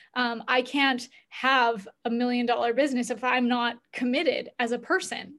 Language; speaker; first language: English; native; English